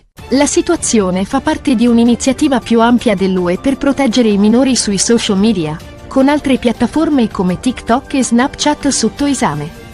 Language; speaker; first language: Italian; native; Italian